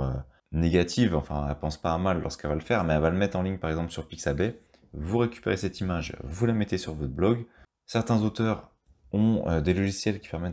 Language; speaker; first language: French; native; French